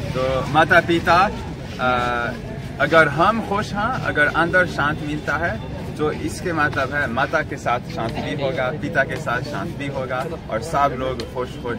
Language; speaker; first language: Hindi; non-native, fluent; French